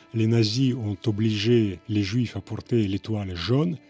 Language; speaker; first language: French; non-native, fluent; Russian